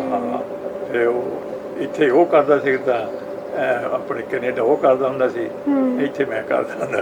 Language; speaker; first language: Punjabi; native; Punjabi